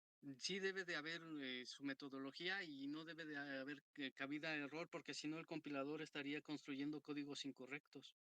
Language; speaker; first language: Spanish; native; Spanish